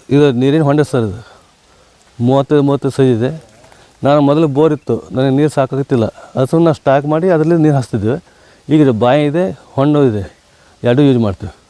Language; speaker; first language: Kannada; native; Kannada